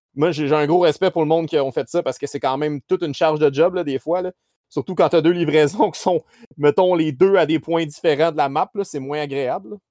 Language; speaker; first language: French; native; French